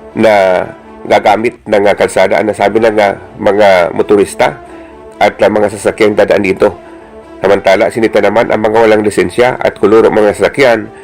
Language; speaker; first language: Filipino; non-native, local second language; Bikol